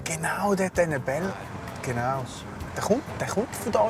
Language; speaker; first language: German; native; German